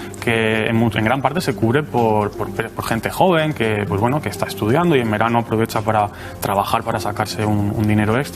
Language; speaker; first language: Spanish; native; Spanish